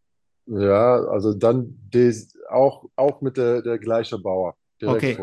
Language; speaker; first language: German; non-native, fluent; English